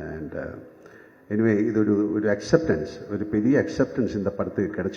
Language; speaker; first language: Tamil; non-native, local second language; Malayalam